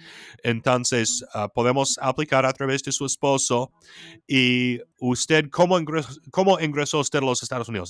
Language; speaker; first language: Spanish; non-native, fluent; English